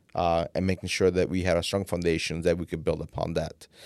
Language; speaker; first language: English; non-native, fluent; Italian